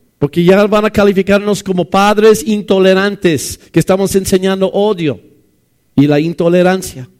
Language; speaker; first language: Spanish; non-native, fluent; English